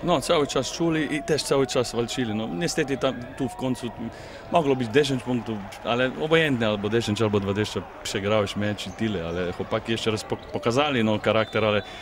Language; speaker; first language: Polish; non-native, fluent; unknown